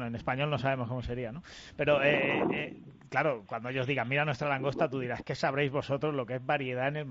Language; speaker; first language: Spanish; native; Spanish